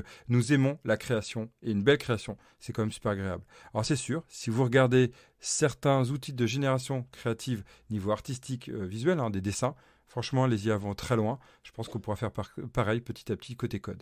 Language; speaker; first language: French; native; French